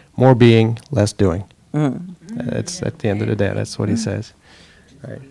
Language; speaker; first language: English; non-native, fluent; Swedish